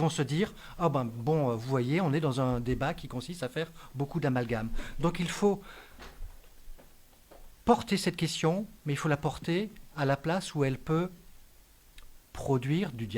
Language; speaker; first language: French; native; French